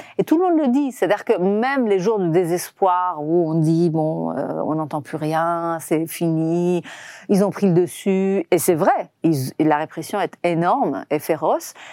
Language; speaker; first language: French; non-native, fluent; Persian